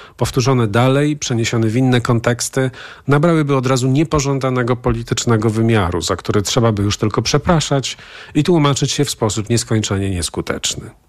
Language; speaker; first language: Polish; native; Polish